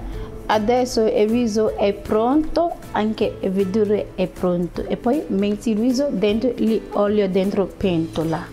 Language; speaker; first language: Italian; non-native, learner; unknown